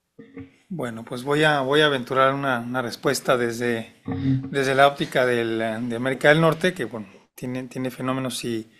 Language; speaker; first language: Spanish; native; Spanish